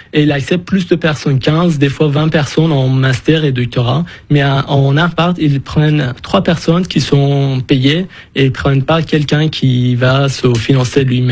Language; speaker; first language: French; non-native, fluent; Persian